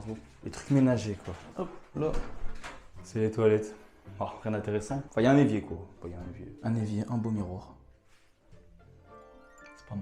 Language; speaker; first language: French; native; French